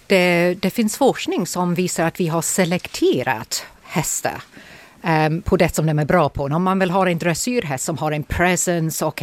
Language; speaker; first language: Swedish; non-native, fluent; English